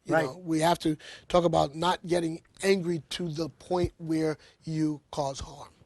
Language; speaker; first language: English; native; English